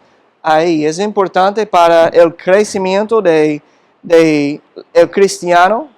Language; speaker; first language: Spanish; non-native, fluent; English